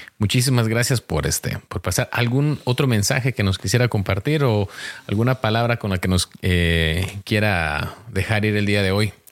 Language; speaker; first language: Spanish; early bilingual, heritage; Spanish